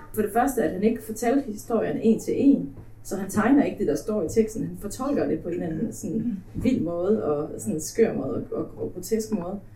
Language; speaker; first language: Danish; early bilingual, other home language; Polish